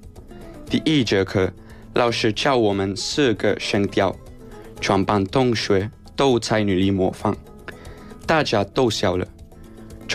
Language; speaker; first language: Chinese; non-native, learner; Spanish